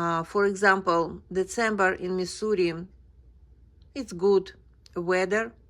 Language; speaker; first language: English; non-native, learner; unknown